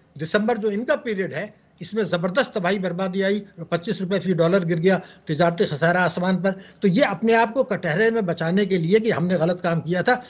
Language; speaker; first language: Urdu; native; Urdu